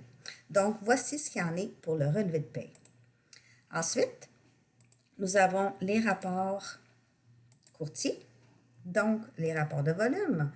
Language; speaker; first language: French; native; French